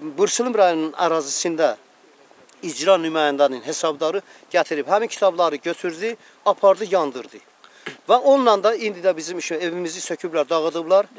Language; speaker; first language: Azerbaijani; native; Azerbaijani